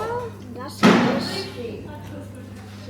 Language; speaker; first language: German; non-native, learner; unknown